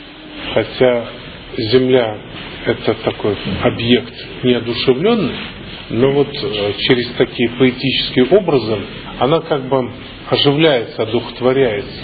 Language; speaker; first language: Russian; native; Russian